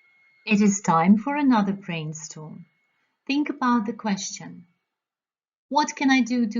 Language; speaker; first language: English; non-native, fluent; Croatian